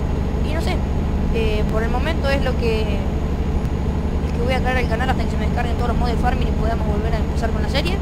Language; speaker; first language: Spanish; native; Spanish